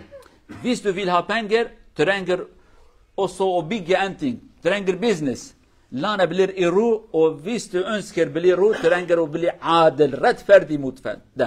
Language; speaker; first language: Norwegian; non-native, learner; Kurdish